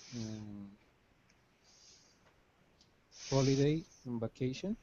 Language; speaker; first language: English; non-native, learner; Spanish